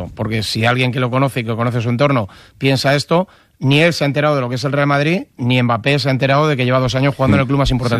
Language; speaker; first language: Spanish; native; Spanish